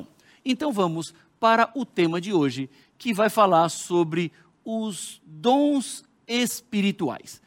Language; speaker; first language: Portuguese; native; Portuguese